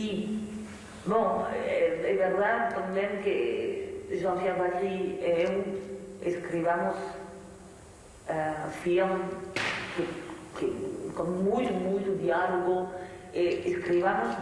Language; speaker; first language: Portuguese; non-native, learner; French